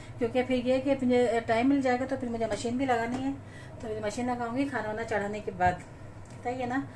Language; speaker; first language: Urdu; native; Urdu